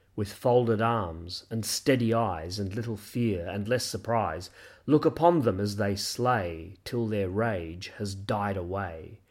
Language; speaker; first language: English; native; English